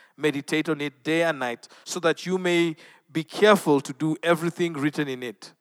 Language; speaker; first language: English; non-native, local second language; Luo (Kenya and Tanzania)